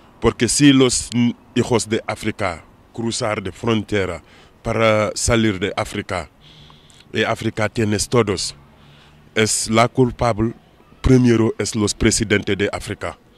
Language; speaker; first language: Spanish; non-native, learner; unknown